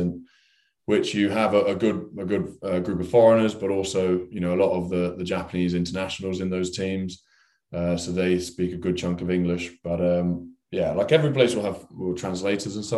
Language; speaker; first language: English; native; English